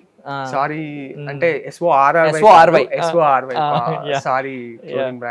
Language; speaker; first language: Telugu; non-native, learner; Kannada